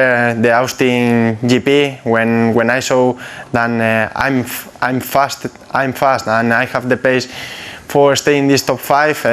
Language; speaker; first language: English; non-native, fluent; Spanish